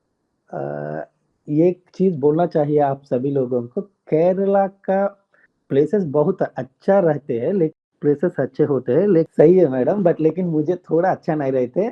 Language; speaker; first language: Hindi; non-native, local second language; Telugu